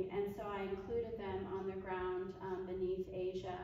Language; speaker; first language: English; native; English